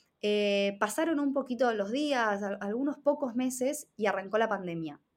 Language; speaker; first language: Spanish; native; Spanish